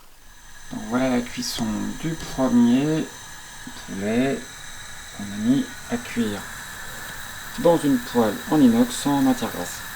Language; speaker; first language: French; native; French